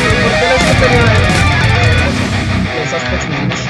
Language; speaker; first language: Bulgarian; native; Bulgarian